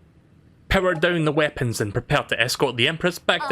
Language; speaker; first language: English; native; English